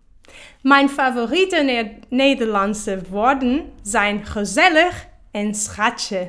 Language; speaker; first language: Dutch; non-native, learner; Portuguese